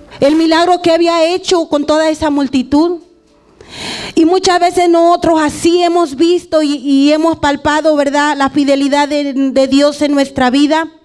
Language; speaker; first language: Spanish; native; Spanish